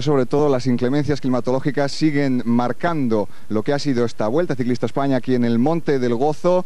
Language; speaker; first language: Spanish; native; Spanish